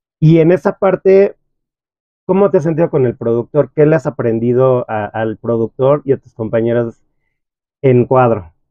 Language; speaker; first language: Spanish; native; Spanish